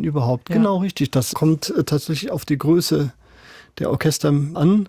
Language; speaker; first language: German; native; German